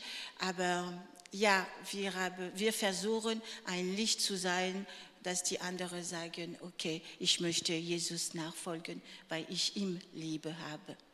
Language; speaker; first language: German; non-native, fluent; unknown